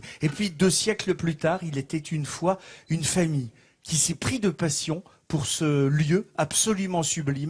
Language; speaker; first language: French; native; French